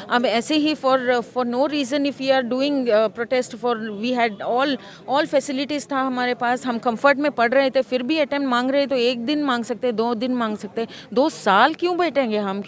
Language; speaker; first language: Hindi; non-native, local second language; Kannada